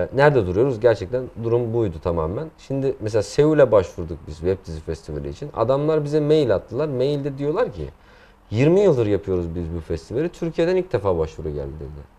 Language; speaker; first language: Turkish; native; Turkish